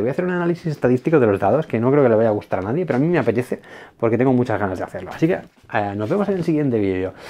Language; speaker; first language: Spanish; native; Spanish